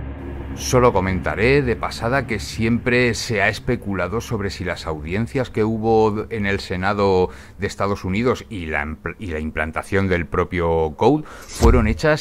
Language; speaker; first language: Spanish; native; Spanish